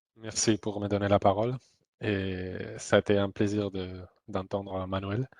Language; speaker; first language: French; non-native, fluent; Spanish